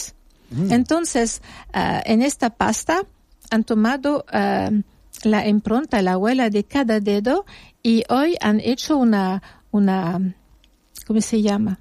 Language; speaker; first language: Spanish; non-native, fluent; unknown